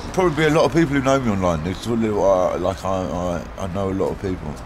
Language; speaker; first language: English; native; English